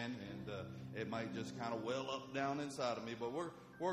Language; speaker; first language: English; native; English